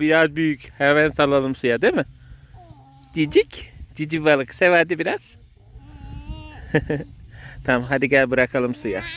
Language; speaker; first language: Turkish; native; Turkish